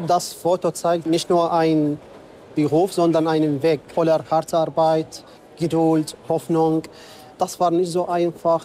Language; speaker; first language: German; non-native, fluent; Arabic